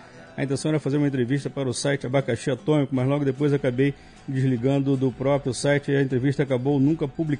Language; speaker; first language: Portuguese; native; Portuguese